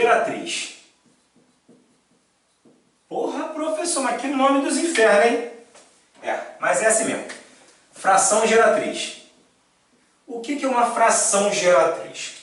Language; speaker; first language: Portuguese; native; Portuguese